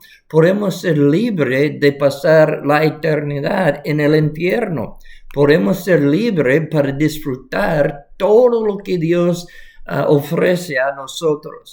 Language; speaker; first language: Spanish; non-native, fluent; English